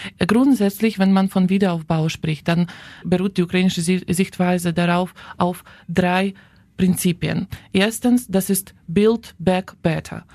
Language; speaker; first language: German; non-native, fluent; Ukrainian